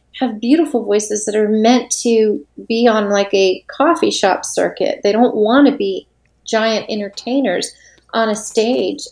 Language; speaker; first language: English; native; English